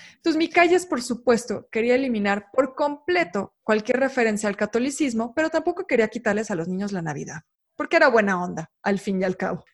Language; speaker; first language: Spanish; native; Spanish